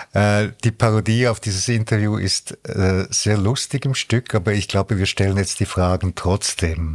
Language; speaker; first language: German; native; German